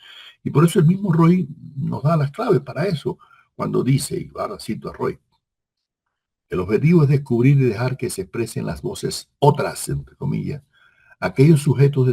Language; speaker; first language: Spanish; native; Spanish